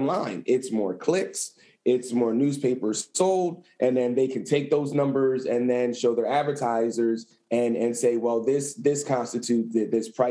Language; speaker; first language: English; native; English